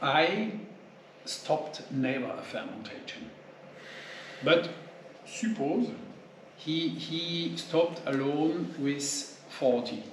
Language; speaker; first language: English; non-native, learner; French